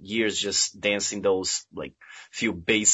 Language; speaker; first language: English; non-native, fluent; Portuguese